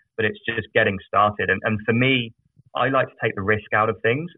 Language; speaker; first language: English; native; English